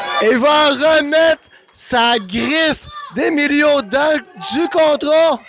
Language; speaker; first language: French; native; French